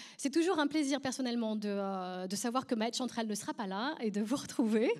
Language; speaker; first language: French; native; French